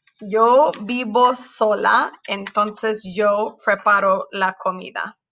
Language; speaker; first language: Spanish; non-native, fluent; English